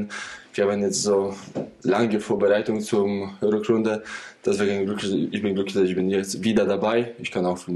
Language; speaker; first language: German; non-native, fluent; Polish